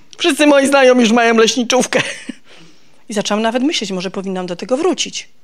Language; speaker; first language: Polish; native; Polish